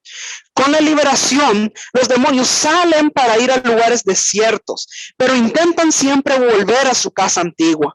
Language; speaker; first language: Spanish; native; Spanish